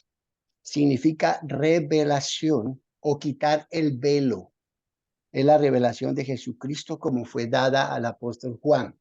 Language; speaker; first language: Spanish; native; Spanish